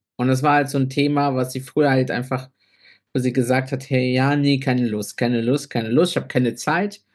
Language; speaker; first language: German; early bilingual, other home language; Italian